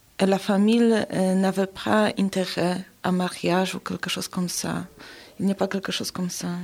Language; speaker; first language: French; non-native, learner; Polish